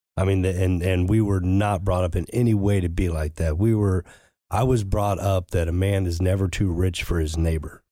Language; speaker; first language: English; native; English